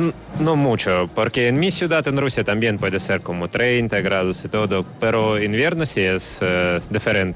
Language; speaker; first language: Spanish; non-native, learner; Russian